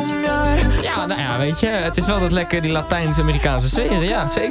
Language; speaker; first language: Dutch; native; Dutch